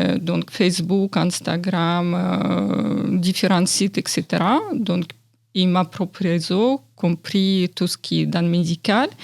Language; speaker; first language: French; non-native, fluent; Ukrainian